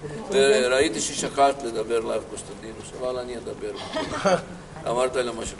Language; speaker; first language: Hebrew; non-native, fluent; Greek